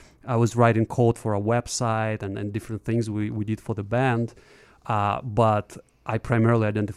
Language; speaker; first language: English; non-native, fluent; Russian